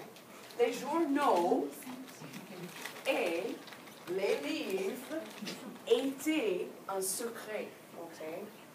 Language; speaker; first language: French; non-native, fluent; English